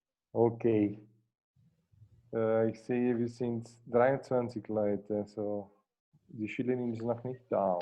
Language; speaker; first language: German; non-native, fluent; Portuguese